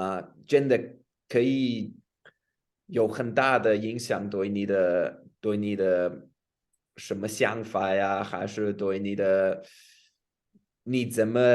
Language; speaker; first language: Chinese; non-native, fluent; English